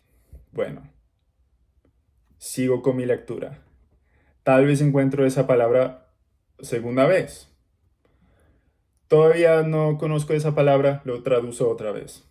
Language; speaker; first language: Spanish; non-native, learner; English